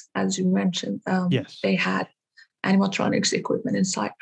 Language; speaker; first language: English; non-native, fluent; Persian